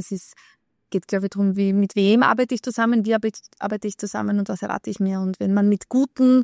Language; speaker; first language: German; native; German